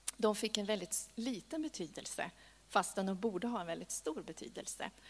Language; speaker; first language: Swedish; native; Swedish